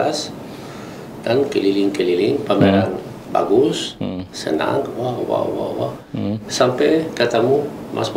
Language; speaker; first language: Indonesian; non-native, learner; Italian